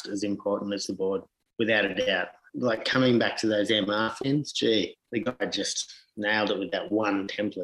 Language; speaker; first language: English; native; English